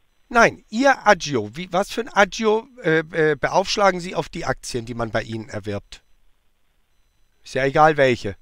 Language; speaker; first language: German; native; German